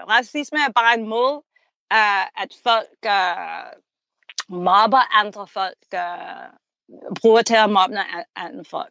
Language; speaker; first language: Danish; non-native, fluent; English